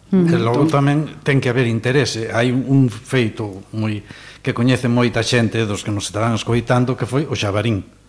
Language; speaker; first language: Galician; native; Galician